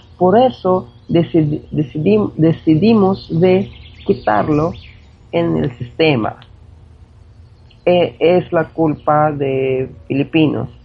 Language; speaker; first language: Spanish; non-native, fluent; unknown